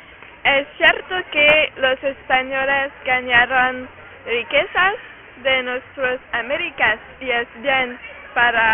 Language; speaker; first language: Spanish; non-native, learner; French